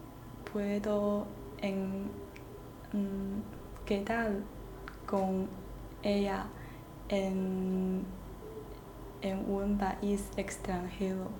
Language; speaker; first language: Spanish; non-native, learner; Chinese